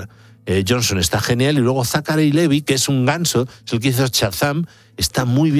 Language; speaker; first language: Spanish; native; Spanish